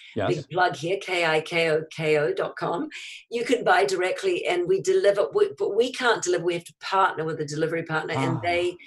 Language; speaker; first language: English; native; English